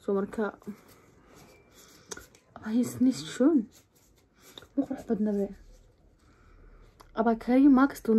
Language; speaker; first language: German; non-native, learner; Somali